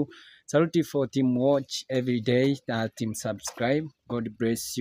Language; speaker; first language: English; non-native, learner; Swahili